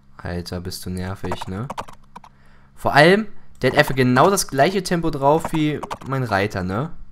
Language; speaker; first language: German; early bilingual, other home language; Greek